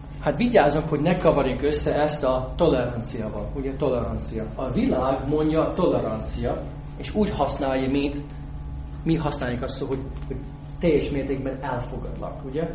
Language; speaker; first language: Hungarian; non-native, fluent; English